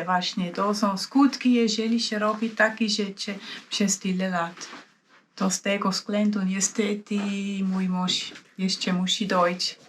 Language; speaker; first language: Polish; non-native, fluent; Swiss German